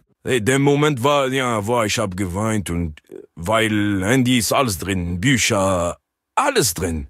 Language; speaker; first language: German; non-native, learner; French